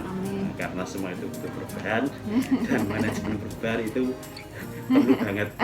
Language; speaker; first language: Indonesian; native; Indonesian